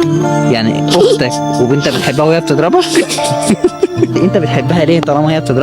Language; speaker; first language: Arabic; native; Arabic